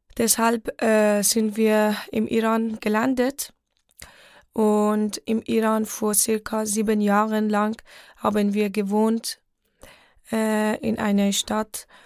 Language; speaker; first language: German; non-native, fluent; Persian